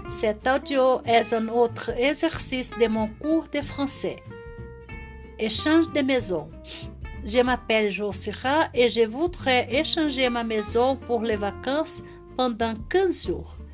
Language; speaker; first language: French; non-native, learner; Portuguese